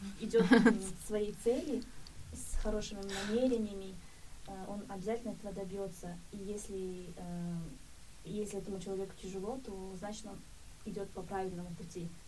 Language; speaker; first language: Russian; non-native, fluent; Korean